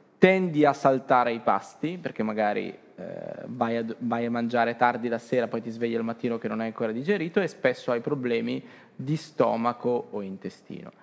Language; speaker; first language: Italian; native; Italian